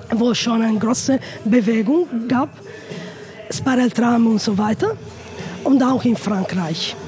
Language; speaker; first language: German; non-native, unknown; Italian